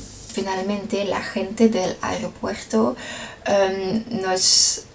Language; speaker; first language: Spanish; non-native, learner; Dutch